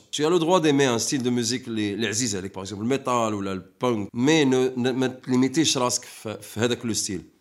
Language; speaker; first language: French; non-native, local second language; Arabic